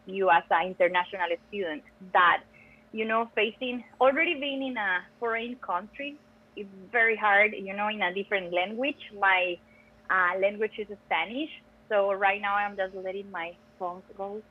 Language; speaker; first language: English; non-native, fluent; Spanish